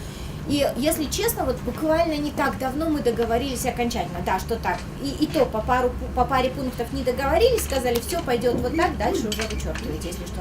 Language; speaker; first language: Russian; native; Russian